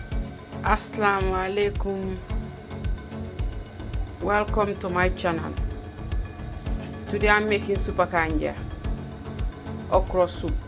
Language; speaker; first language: English; non-native, local second language; Mandingo